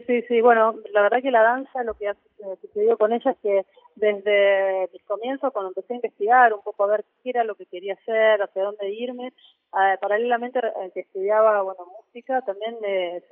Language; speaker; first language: Spanish; native; Spanish